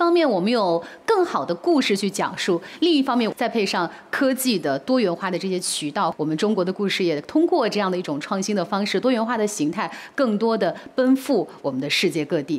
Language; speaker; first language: Chinese; native; Chinese